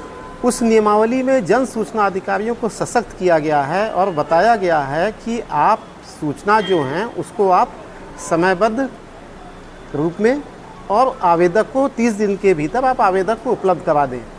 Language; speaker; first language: Hindi; native; Hindi